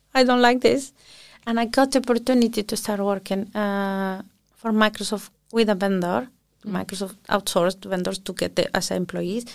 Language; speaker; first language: English; early bilingual, other home language; Spanish